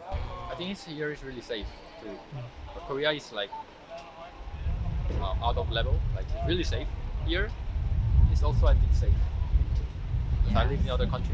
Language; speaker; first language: English; non-native, learner; Korean